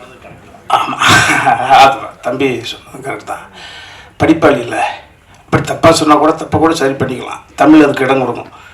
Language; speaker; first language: Tamil; native; Tamil